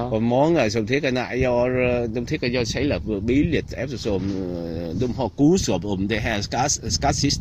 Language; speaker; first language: Swedish; non-native, learner; Vietnamese